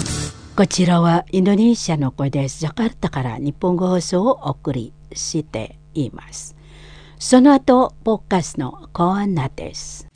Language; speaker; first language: Japanese; non-native, learner; Indonesian